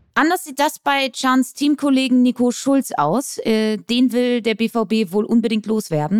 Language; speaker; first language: German; native; German